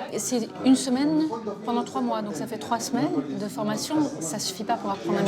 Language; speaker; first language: French; native; French